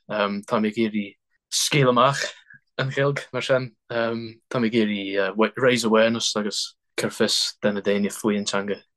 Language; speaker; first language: Irish; non-native, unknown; English